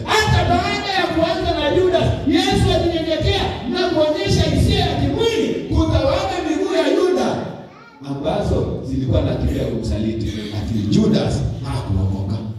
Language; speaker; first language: Swahili; non-native, local second language; Kalenjin